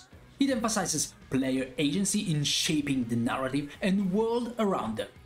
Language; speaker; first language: English; non-native, fluent; Italian